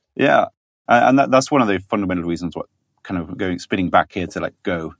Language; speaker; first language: English; native; English